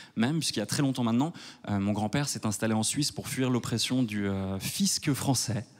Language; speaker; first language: French; native; French